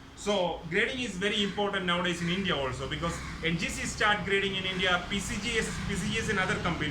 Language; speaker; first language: English; non-native, local second language; Malayalam